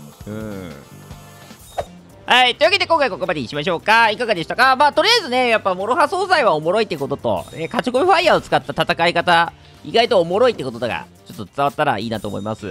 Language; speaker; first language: Japanese; native; Japanese